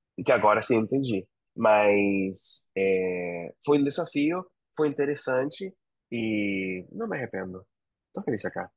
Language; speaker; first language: Portuguese; non-native, fluent; Spanish